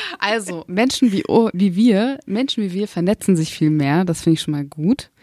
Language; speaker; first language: German; early bilingual, other home language; Kurdish